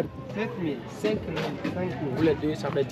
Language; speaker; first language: French; non-native, learner; Arabic